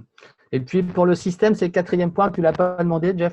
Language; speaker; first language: French; native; French